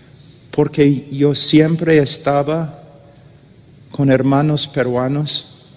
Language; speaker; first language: Spanish; non-native, fluent; English